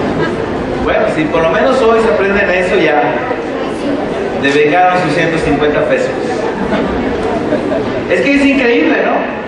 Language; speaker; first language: Spanish; native; Spanish